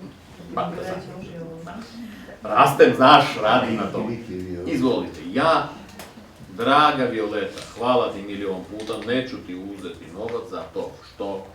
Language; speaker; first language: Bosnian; non-native, fluent; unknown